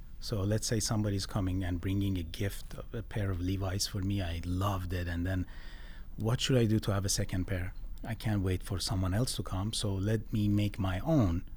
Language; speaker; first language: English; non-native, fluent; Persian